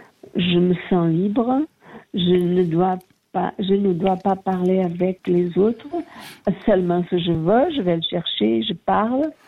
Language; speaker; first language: French; non-native, learner; Portuguese